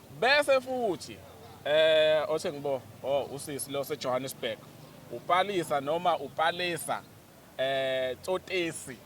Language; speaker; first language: Zulu; native; Zulu